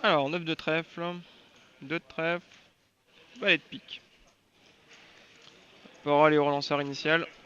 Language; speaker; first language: French; native; French